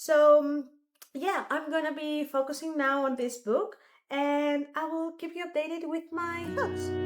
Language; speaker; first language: English; non-native, fluent; Greek